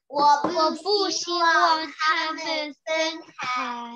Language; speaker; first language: Chinese; early bilingual, heritage; Chinese